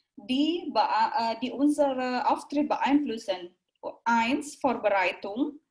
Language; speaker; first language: German; non-native, learner; Indonesian